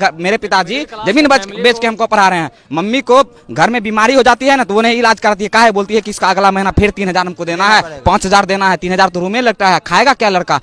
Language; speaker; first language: Hindi; native; Hindi